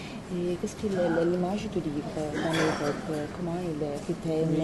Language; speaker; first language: French; non-native, learner; Italian